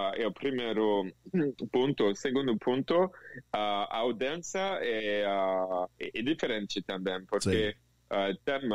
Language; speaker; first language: Portuguese; non-native, fluent; French